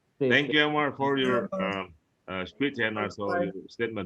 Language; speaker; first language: English; non-native, learner; Indonesian